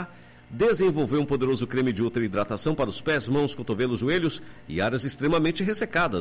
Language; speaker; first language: Portuguese; native; Portuguese